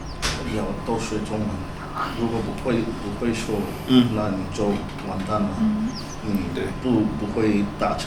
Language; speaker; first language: Chinese; non-native, fluent; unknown